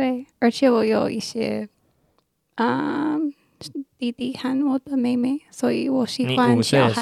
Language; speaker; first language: Chinese; non-native, learner; English